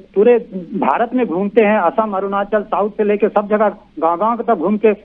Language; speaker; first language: Hindi; native; Hindi